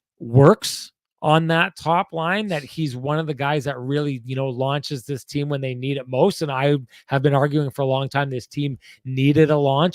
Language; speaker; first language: English; native; English